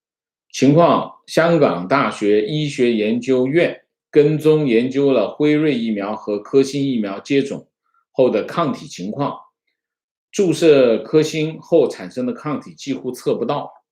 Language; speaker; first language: Chinese; native; Chinese